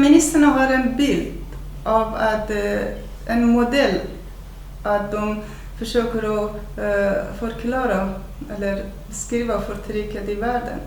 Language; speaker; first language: Swedish; non-native, fluent; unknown